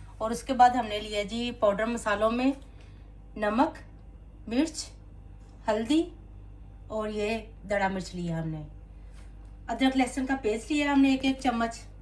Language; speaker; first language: Urdu; non-native, local second language; Punjabi